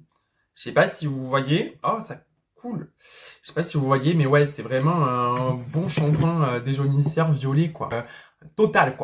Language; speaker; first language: French; native; French